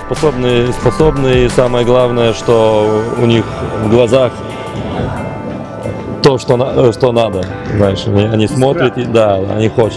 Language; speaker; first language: Russian; non-native, local second language; Lithuanian